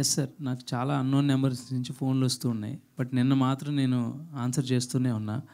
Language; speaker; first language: Telugu; native; Telugu